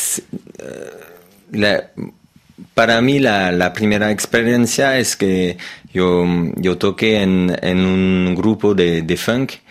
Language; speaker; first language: Spanish; non-native, learner; French